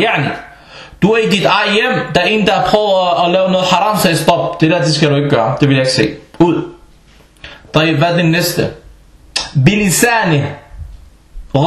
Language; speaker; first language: Danish; non-native, fluent; Arabic